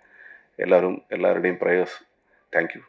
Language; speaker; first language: Tamil; non-native, learner; Malayalam